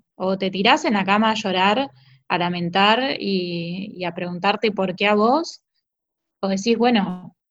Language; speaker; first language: Spanish; native; Spanish